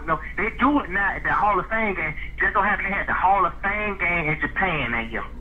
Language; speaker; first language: English; native; English